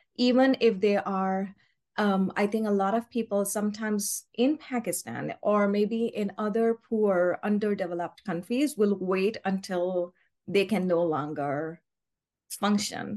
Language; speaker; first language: English; non-native, local second language; Urdu